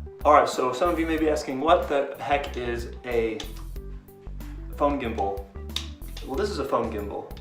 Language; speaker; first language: English; native; English